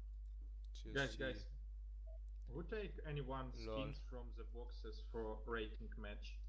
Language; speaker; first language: English; non-native, learner; Russian